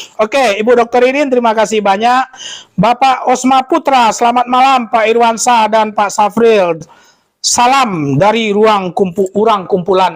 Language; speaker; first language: Indonesian; non-native, local second language; Minangkabau